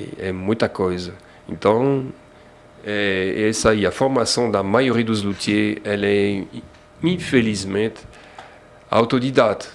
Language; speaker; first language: Portuguese; non-native, fluent; French